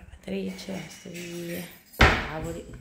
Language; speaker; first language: Italian; native; Italian